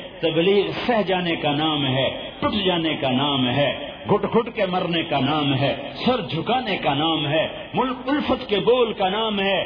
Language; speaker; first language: Urdu; non-native, local second language; Punjabi